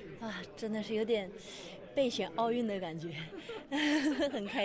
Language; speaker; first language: Chinese; non-native, fluent; Japanese